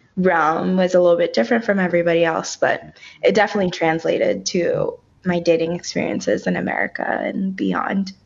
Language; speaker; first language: English; early bilingual, other home language; Haitian Creole